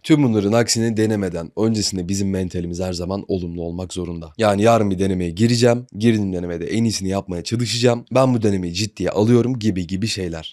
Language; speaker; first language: Turkish; native; Turkish